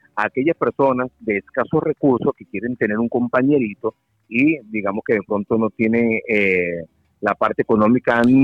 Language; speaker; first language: Spanish; native; Spanish